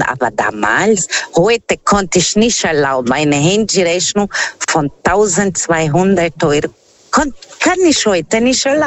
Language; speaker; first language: German; non-native, fluent; Portuguese